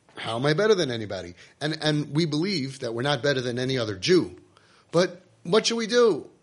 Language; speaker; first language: English; native; English